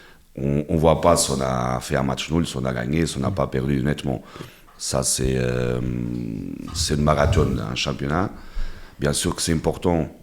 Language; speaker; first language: French; non-native, fluent; Portuguese